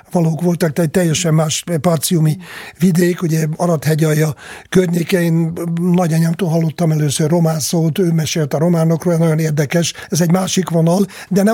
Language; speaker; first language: Hungarian; native; Hungarian